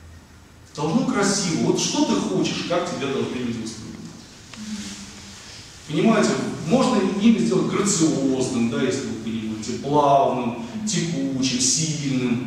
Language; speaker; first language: Russian; native; Russian